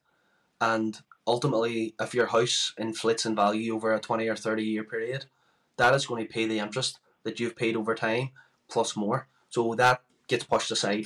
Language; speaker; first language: English; native; English